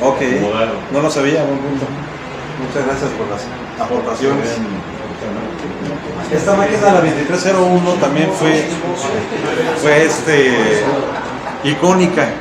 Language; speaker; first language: Spanish; native; Spanish